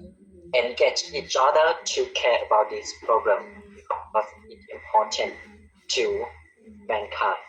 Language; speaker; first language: English; non-native, learner; Khmer